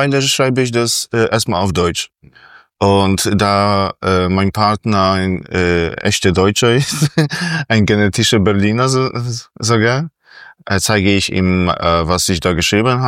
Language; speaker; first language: German; non-native, fluent; Polish